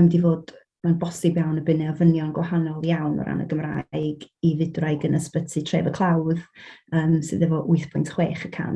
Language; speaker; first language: Welsh; native; Welsh